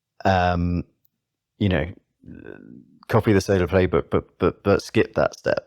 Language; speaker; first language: English; native; English